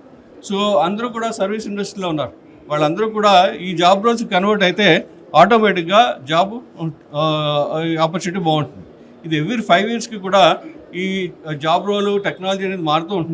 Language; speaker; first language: Telugu; native; Telugu